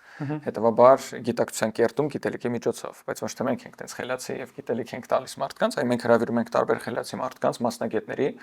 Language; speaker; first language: Armenian; early bilingual, heritage; Armenian